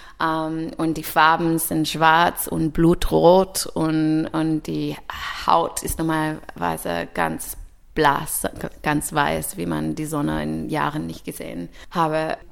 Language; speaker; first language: German; early bilingual, other home language; English